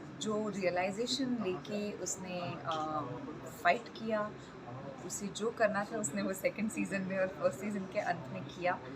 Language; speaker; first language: Hindi; non-native, local second language; Marathi